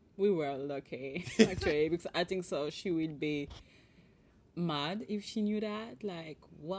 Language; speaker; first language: English; non-native, fluent; French